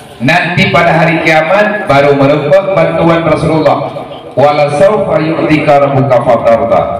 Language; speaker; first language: Malay; non-native, local second language; Achinese